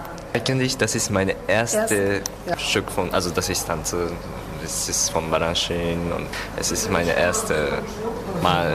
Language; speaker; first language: German; non-native, learner; Japanese